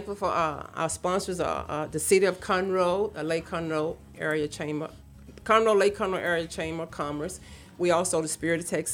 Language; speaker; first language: English; native; English